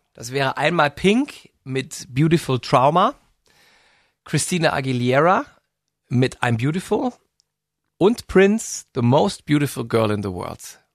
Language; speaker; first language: German; native; German